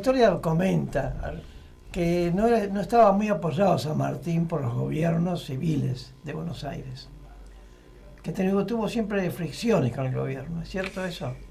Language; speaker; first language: Spanish; native; Spanish